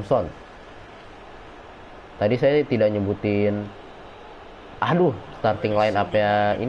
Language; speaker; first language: Indonesian; native; Indonesian